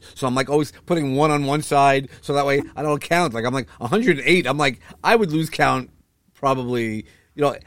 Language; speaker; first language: English; native; English